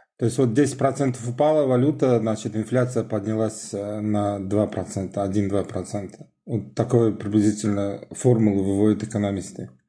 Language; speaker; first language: Russian; non-native, local second language; Tajik